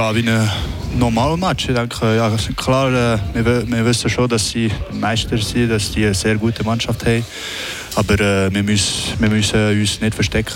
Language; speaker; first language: German; non-native, local second language; French